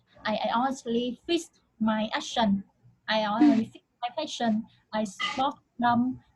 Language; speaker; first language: English; non-native, learner; Vietnamese